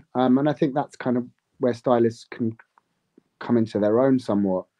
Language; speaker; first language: English; native; English